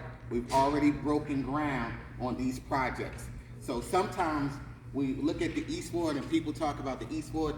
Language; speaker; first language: English; native; English